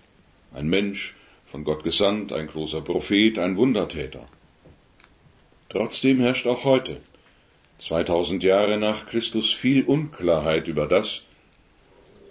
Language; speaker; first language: German; native; German